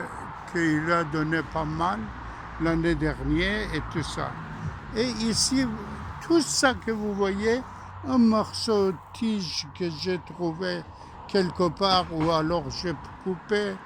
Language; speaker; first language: French; non-native, fluent; Persian